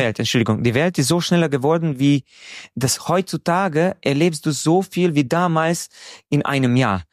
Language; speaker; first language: German; non-native, fluent; Hungarian